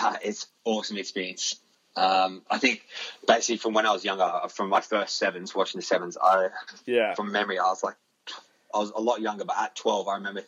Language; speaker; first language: English; native; English